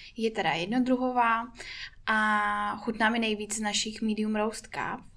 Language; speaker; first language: Czech; non-native, fluent; Russian